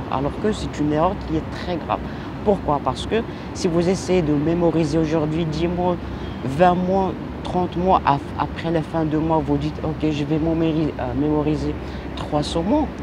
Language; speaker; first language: French; non-native, local second language; Arabic